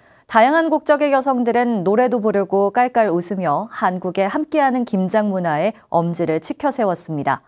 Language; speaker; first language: Korean; native; Korean